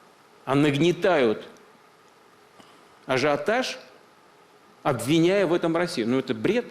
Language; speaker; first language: Russian; native; Russian